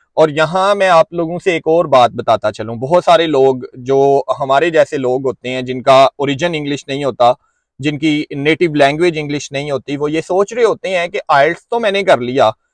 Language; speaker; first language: Urdu; non-native, local second language; Punjabi